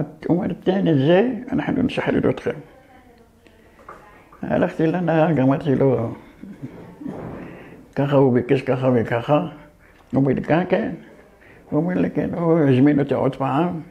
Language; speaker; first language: Hebrew; early bilingual, other home language; Arabic